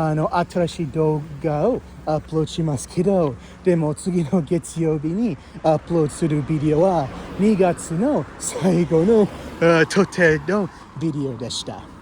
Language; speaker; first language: Japanese; non-native, fluent; English